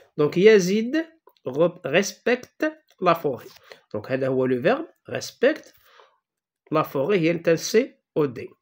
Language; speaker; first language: French; non-native, local second language; Arabic